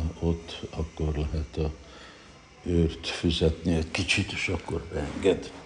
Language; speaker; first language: Hungarian; early bilingual, heritage; Hungarian